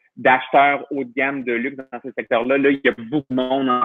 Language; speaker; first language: French; native; French